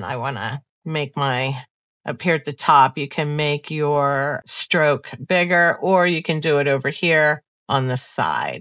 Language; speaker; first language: English; native; English